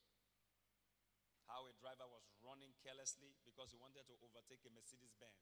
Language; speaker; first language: English; non-native, local second language; Yoruba